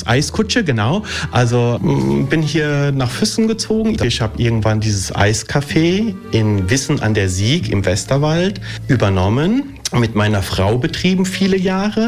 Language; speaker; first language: German; early bilingual, other home language; Italian